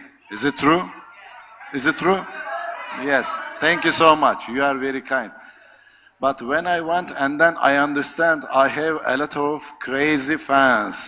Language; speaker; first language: English; non-native, learner; Turkish